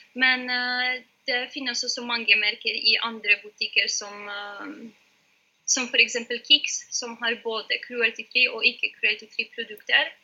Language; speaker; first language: Norwegian; non-native, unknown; Polish